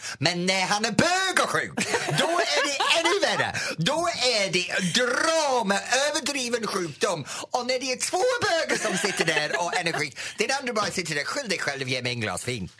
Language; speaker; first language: Swedish; non-native, fluent; English